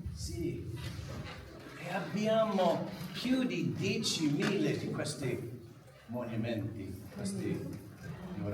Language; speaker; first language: Italian; non-native, learner; English